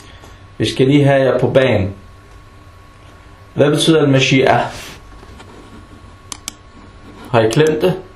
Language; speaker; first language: Danish; non-native, fluent; Arabic